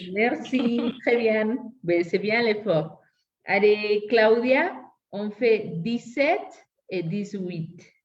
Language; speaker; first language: French; non-native, fluent; Spanish